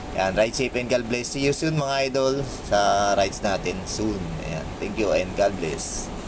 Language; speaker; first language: Filipino; native; Filipino